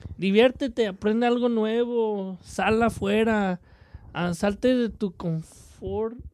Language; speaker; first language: Spanish; native; Spanish